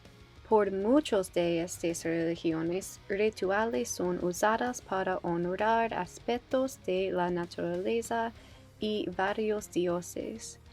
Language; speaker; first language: Spanish; non-native, learner; English